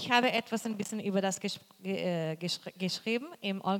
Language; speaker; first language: German; non-native, fluent; Portuguese